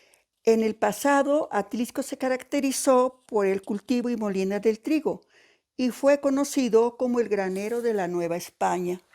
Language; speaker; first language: Spanish; native; Spanish